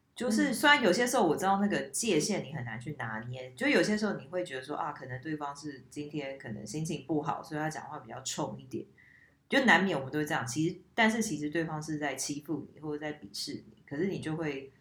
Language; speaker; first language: Chinese; non-native, fluent; English